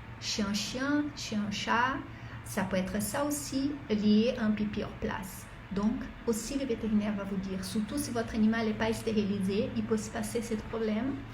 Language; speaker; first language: French; non-native, fluent; Portuguese